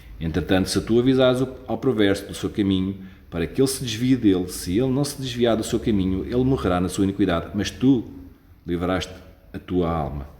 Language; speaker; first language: Portuguese; native; Portuguese